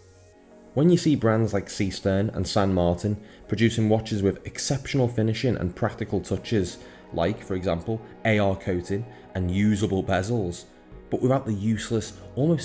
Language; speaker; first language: English; native; English